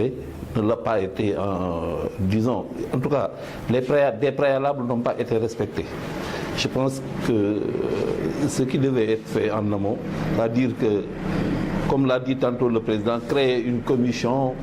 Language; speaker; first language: French; non-native, local second language; Wolof